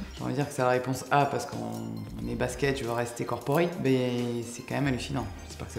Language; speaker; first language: French; native; French